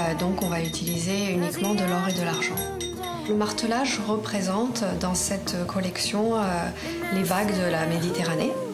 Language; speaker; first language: French; non-native, fluent; Polish